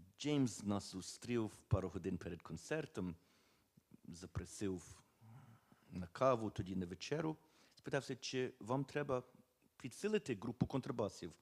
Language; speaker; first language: Ukrainian; early bilingual, heritage; Ukrainian